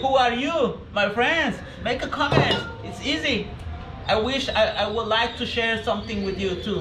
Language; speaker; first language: English; non-native, learner; Spanish